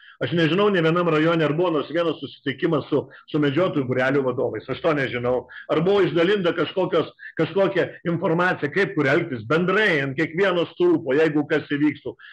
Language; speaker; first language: Lithuanian; native; Lithuanian